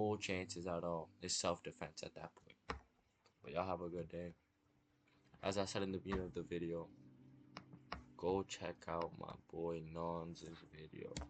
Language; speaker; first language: English; native; English